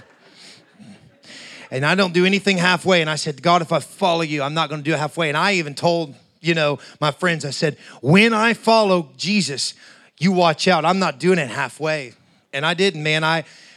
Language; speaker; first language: English; native; English